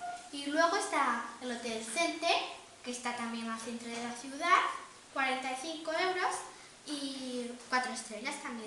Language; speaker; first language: Spanish; non-native, learner; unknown